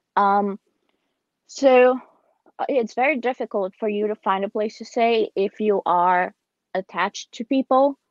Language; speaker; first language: English; non-native, fluent; Portuguese